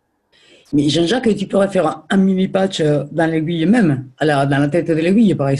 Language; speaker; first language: French; native; French